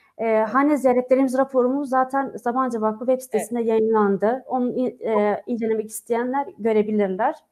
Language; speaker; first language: Turkish; non-native, local second language; Kurdish